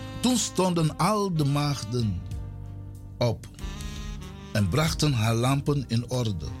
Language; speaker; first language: Dutch; non-native, local second language; Sranan Tongo